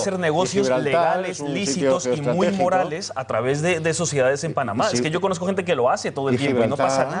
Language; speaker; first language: Spanish; native; Spanish